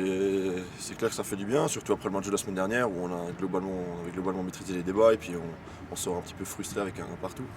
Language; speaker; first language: French; native; French